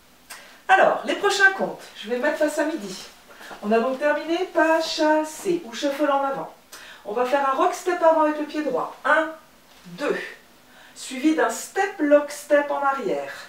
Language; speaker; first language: French; native; French